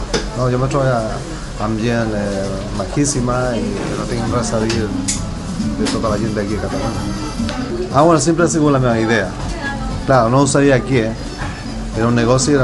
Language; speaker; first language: Catalan; non-native, learner; Spanish